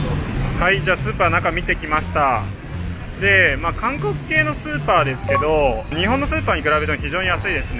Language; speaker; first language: Japanese; native; Japanese